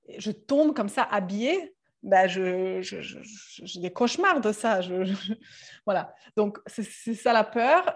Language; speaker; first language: French; non-native, fluent; Serbian